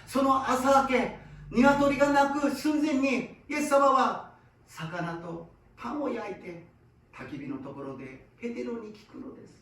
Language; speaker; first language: Japanese; non-native, fluent; Korean